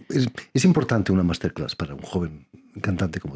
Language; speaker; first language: Spanish; native; Spanish